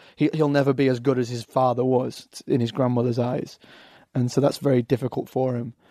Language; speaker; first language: English; native; English